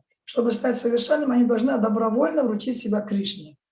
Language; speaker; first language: Russian; native; Russian